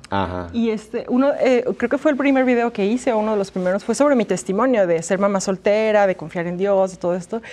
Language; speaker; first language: Spanish; native; Spanish